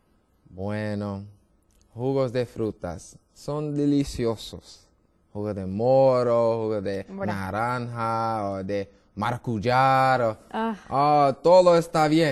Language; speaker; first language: Spanish; non-native, learner; English